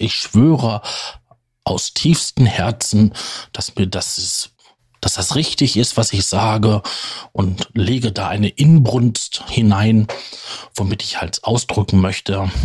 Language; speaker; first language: German; native; German